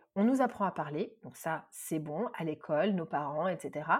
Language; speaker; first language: French; native; French